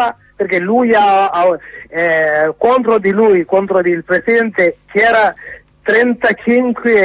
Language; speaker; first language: Italian; non-native, learner; Sinhala